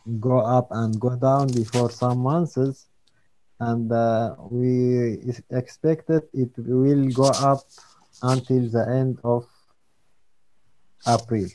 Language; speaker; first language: English; non-native, learner; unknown